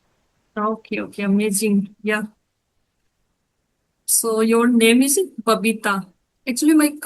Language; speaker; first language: English; non-native, learner; Hindi